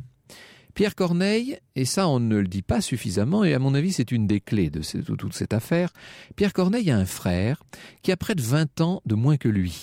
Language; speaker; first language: French; native; French